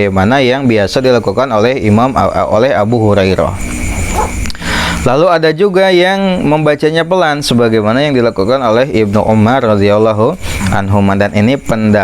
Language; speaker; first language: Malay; non-native, local second language; Sundanese